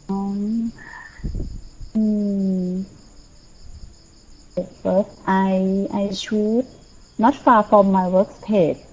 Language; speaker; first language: English; non-native, learner; Thai